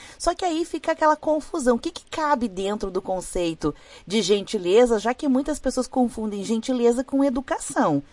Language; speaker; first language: Portuguese; native; Portuguese